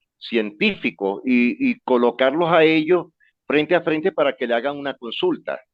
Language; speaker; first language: Spanish; native; Spanish